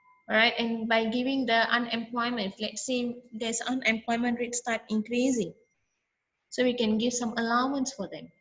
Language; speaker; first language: English; non-native, local second language; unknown